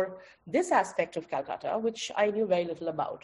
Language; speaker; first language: English; non-native, local second language; Bangla